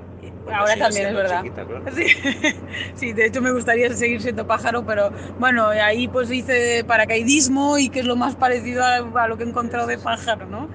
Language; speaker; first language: Spanish; native; Spanish